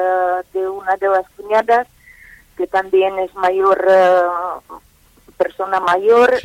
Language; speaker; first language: Spanish; non-native, fluent; Ukrainian